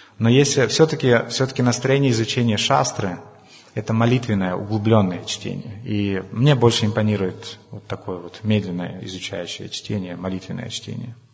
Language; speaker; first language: Russian; non-native, local second language; Ukrainian